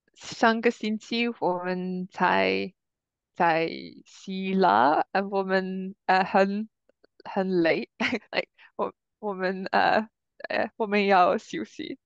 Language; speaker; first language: Chinese; non-native, learner; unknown